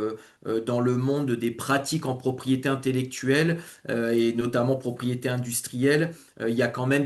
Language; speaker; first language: French; native; French